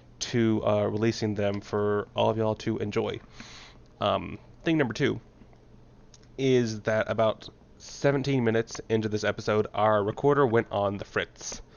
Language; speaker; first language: English; native; English